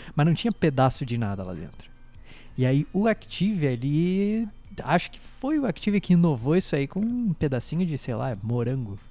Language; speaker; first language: Portuguese; native; Portuguese